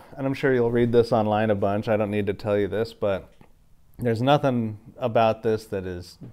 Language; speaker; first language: English; native; English